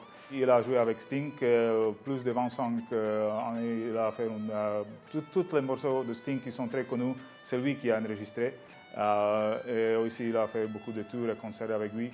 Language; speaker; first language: French; non-native, learner; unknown